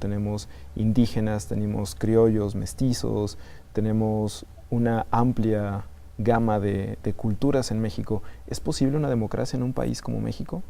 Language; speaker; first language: Spanish; native; Spanish